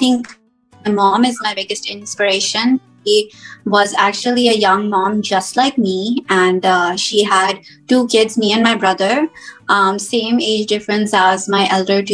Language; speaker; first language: English; native; English